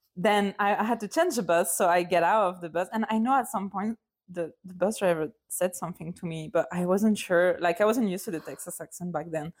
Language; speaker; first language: English; non-native, fluent; French